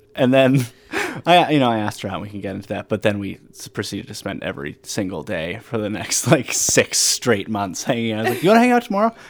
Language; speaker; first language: English; native; English